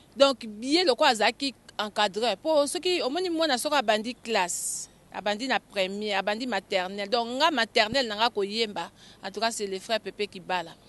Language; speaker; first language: French; non-native, local second language; Lingala